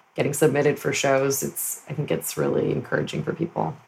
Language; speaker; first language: English; native; English